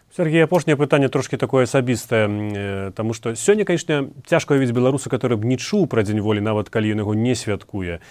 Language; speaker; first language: Belarusian; native; Belarusian